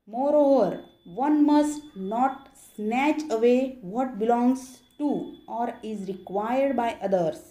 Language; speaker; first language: English; non-native, local second language; Marathi